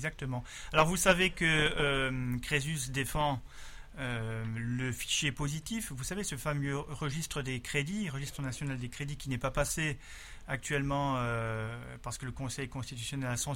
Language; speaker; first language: French; native; French